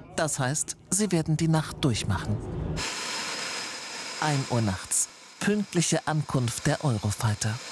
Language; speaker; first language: German; native; German